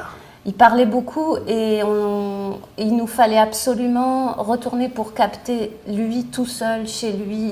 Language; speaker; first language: French; non-native, local second language; Arabic